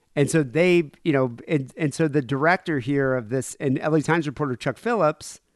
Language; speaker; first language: English; native; English